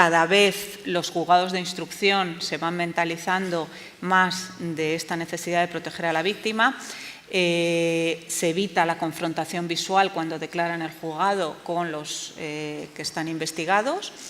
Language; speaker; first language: Spanish; native; Spanish